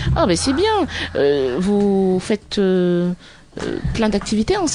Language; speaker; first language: French; native; French